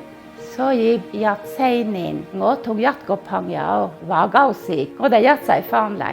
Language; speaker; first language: Cantonese; non-native, fluent; Norwegian